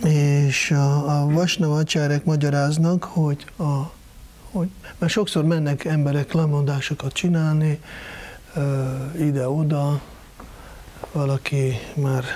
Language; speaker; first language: Hungarian; non-native, fluent; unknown